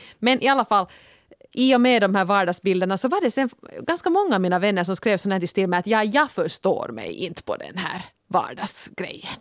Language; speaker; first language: Swedish; native; Swedish